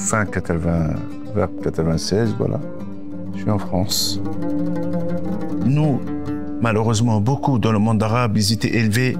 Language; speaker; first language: French; non-native, local second language; Arabic